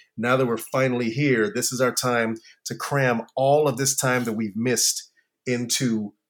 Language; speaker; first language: English; native; English